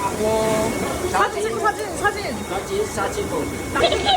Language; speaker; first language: Korean; native; Korean